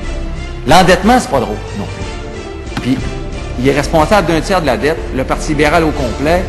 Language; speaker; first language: French; native; French